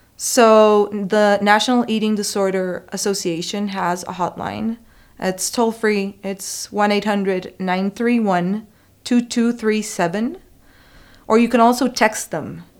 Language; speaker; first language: English; non-native, fluent; Spanish